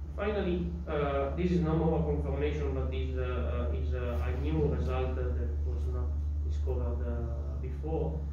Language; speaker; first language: English; non-native, fluent; Italian